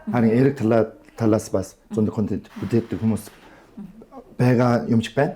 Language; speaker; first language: Mongolian; non-native, fluent; Korean